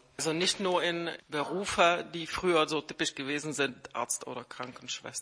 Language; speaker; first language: German; non-native, fluent; Czech